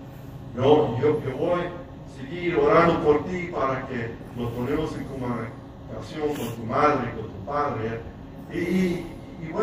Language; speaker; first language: Spanish; early bilingual, heritage; English